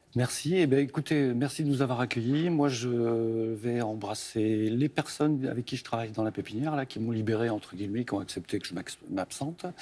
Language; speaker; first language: French; native; French